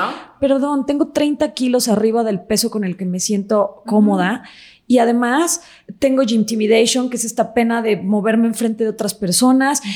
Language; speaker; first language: Spanish; native; Spanish